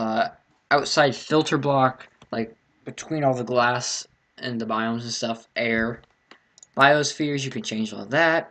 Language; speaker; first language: English; native; English